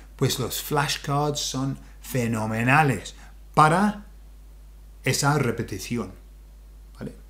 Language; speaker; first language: Spanish; non-native, fluent; English